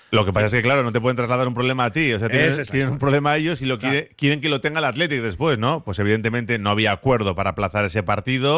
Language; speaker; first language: Spanish; native; Spanish